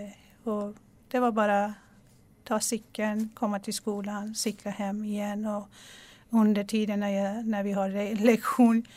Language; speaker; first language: Swedish; non-native, local second language; Persian